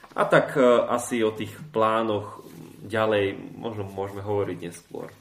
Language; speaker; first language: Slovak; native; Slovak